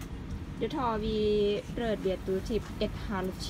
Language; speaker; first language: Swedish; non-native, learner; Thai